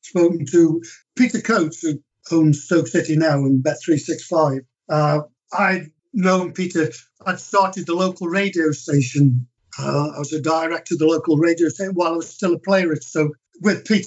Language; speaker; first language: English; native; English